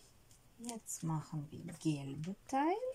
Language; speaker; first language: German; non-native, learner; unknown